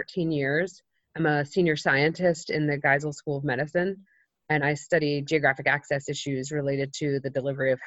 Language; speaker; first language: English; native; English